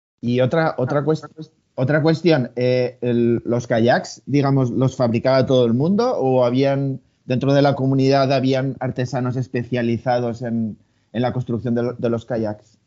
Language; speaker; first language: Spanish; native; Spanish